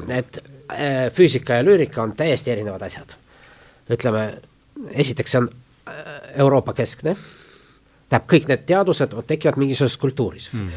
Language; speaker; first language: Estonian; non-native, local second language; Russian